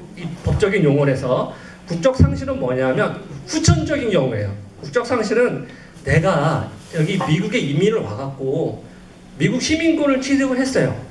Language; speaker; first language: Korean; native; Korean